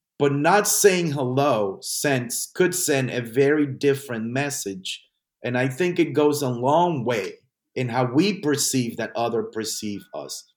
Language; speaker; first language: English; non-native, fluent; Spanish